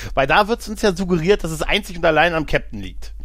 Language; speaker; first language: German; native; German